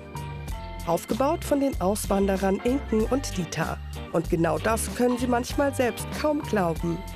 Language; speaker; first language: German; native; German